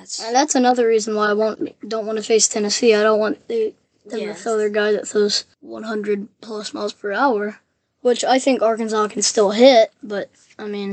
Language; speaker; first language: English; native; English